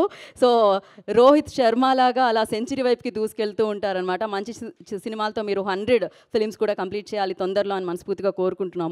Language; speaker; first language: Telugu; native; Telugu